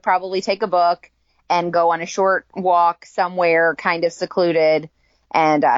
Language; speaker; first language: English; native; English